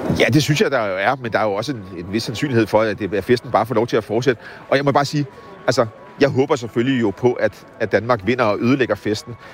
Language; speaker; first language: Danish; native; Danish